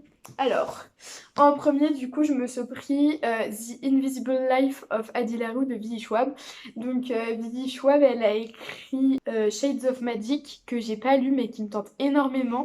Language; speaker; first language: French; native; French